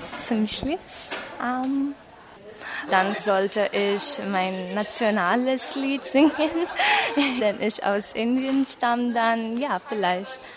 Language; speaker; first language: German; non-native, learner; Marathi